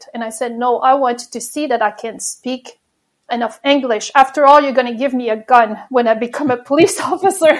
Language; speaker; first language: English; non-native, fluent; French